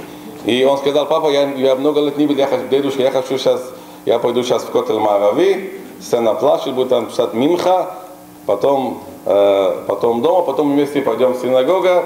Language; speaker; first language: Russian; non-native, local second language; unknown